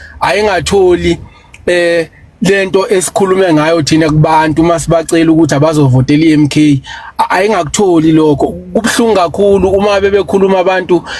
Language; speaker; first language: Zulu; native; Zulu